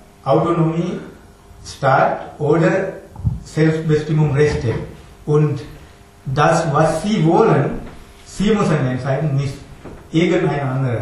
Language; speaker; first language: German; non-native, learner; Tamil